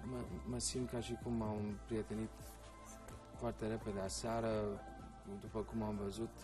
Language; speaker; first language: Romanian; early bilingual, heritage; Romanian